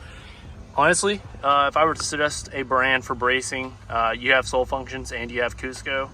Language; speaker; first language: English; native; English